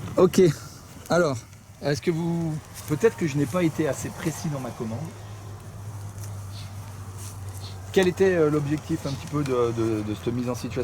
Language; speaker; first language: French; native; French